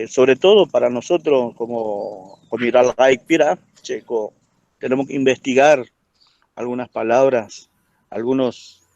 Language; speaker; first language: Spanish; non-native, local second language; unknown